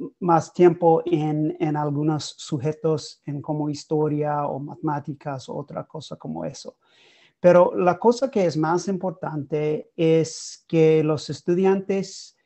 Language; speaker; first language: Spanish; non-native, learner; English